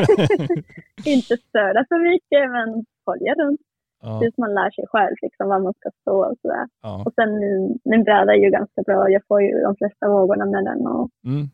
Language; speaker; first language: Swedish; non-native, fluent; Spanish